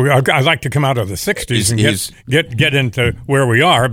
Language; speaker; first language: English; native; English